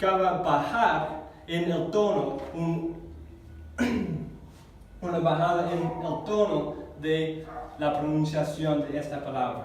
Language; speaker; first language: Spanish; non-native, fluent; English